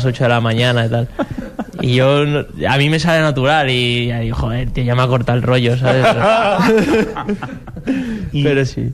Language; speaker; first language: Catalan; non-native, local second language; Spanish